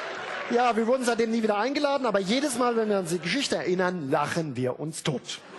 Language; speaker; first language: German; native; German